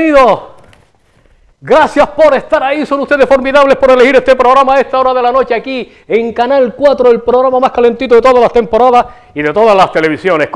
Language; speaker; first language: Spanish; native; Spanish